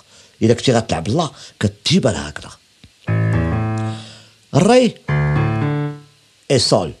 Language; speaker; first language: Arabic; native; Arabic